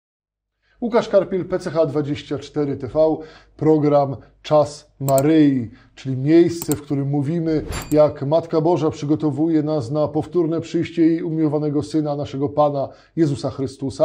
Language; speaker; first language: Polish; native; Polish